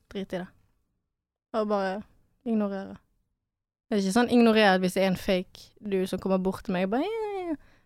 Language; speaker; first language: Norwegian; early bilingual, other home language; French